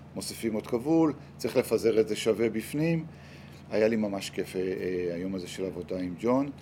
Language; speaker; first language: Hebrew; native; Hebrew